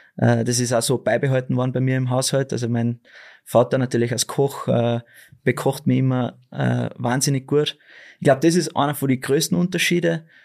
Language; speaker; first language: German; early bilingual, other home language; Dutch